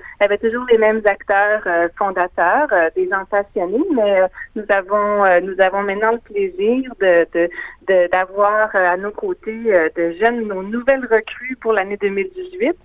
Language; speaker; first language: French; native; French